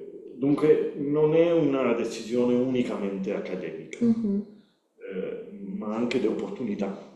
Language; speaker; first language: Italian; non-native, learner; Spanish